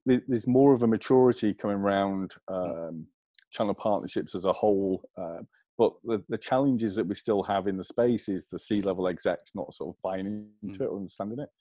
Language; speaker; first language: English; native; English